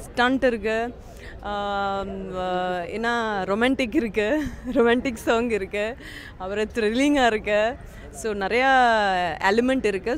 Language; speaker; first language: Tamil; non-native, fluent; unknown